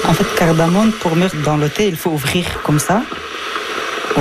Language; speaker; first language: French; non-native, fluent; Persian